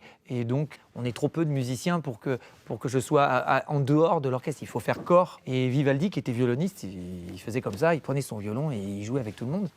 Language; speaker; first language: French; native; French